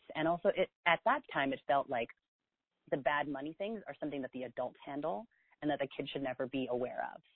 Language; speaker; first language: English; native; English